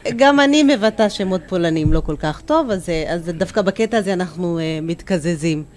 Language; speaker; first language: Hebrew; early bilingual, other home language; Amharic